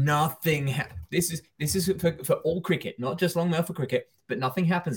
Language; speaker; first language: English; native; English